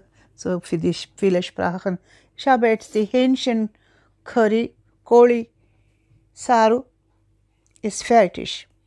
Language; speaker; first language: German; non-native, learner; Tulu